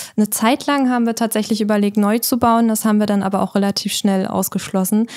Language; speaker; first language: German; native; German